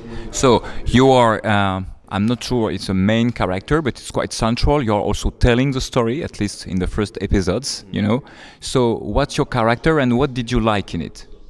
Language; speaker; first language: English; non-native, fluent; French